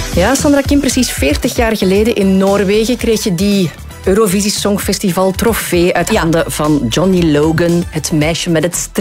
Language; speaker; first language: Dutch; native; Dutch